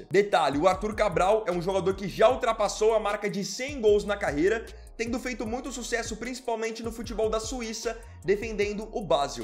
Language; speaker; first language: Portuguese; native; Portuguese